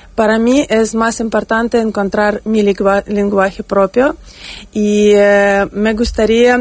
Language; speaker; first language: Spanish; non-native, fluent; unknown